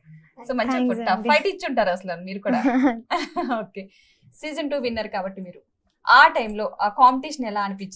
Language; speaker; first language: Telugu; native; Telugu